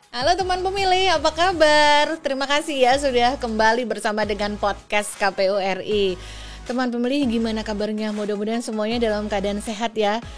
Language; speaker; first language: Indonesian; native; Indonesian